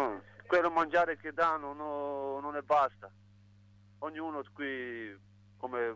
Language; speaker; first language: Italian; non-native, learner; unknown